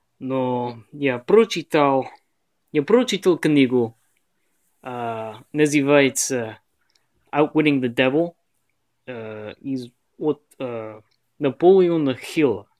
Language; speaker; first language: Russian; non-native, learner; English